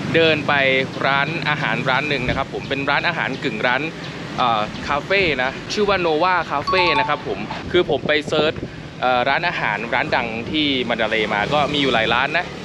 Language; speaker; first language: Thai; native; Thai